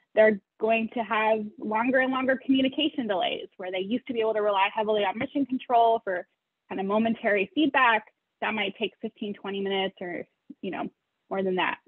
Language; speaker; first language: English; native; English